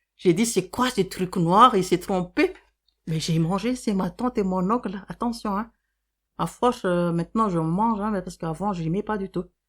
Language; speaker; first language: French; non-native, local second language; Malagasy